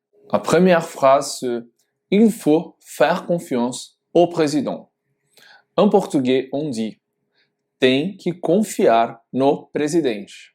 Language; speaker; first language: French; non-native, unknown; Portuguese